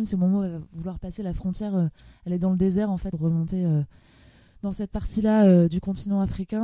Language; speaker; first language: French; native; French